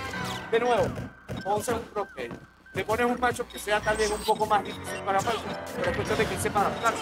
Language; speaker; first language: Spanish; native; Spanish